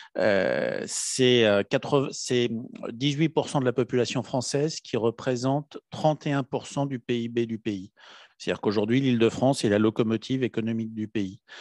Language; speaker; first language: French; native; French